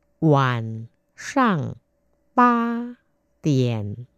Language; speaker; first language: Chinese; non-native, learner; Vietnamese